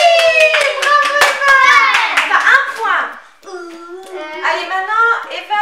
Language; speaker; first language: French; native; French